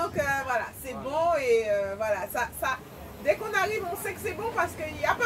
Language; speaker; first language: French; native; French